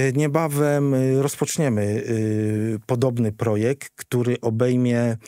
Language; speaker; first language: Polish; native; Polish